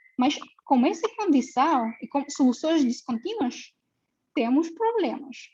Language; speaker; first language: Portuguese; non-native, fluent; Russian